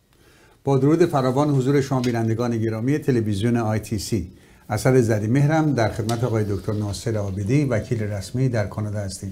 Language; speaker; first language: Persian; native; Persian